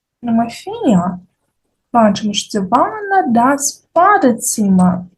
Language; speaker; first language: German; non-native, fluent; Ukrainian